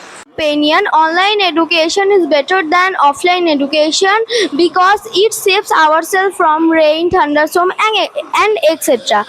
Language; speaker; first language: English; non-native, learner; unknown